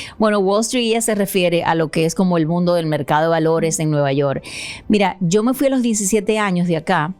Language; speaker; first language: Spanish; native; Spanish